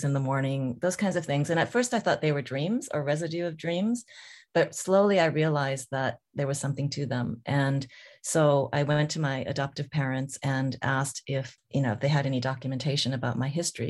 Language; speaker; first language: English; early bilingual, other home language; Korean